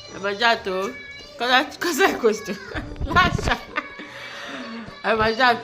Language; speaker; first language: Italian; non-native, learner; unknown